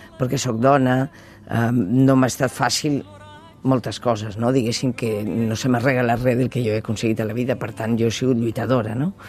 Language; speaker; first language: Catalan; non-native, local second language; Spanish